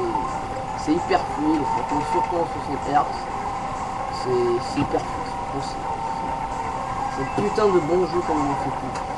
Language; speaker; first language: French; native; French